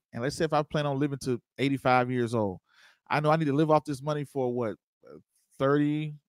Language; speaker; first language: English; native; English